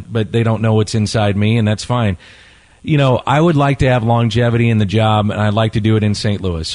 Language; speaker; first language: English; native; English